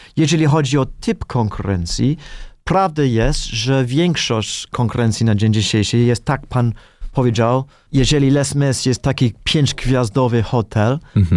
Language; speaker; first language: Polish; non-native, fluent; English